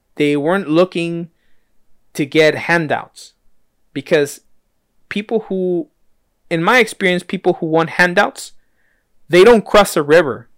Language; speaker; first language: English; early bilingual, other home language; Spanish